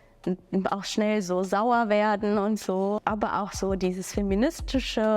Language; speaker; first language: German; early bilingual, other home language; Bangla